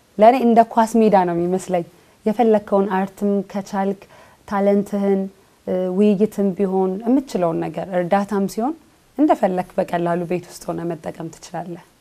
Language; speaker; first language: Amharic; native; Amharic